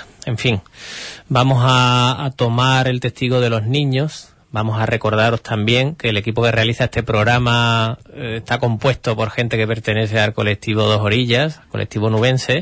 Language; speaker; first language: Spanish; native; Spanish